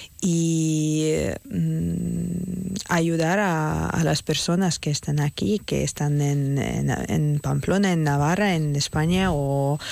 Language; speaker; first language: Spanish; non-native, fluent; Ukrainian